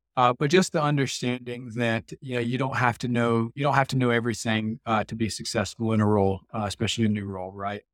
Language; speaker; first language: English; native; English